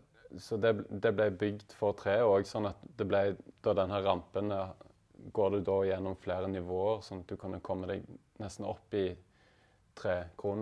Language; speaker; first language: Norwegian; native; Norwegian